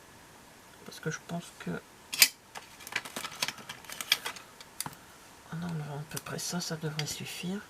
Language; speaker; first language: French; native; French